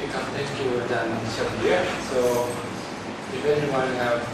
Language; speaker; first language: English; non-native, fluent; Thai